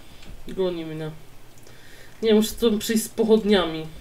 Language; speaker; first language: Polish; native; Polish